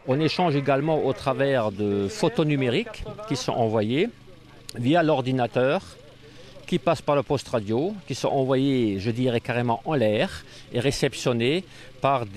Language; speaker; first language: French; native; French